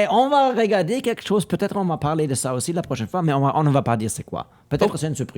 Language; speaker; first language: French; non-native, learner; German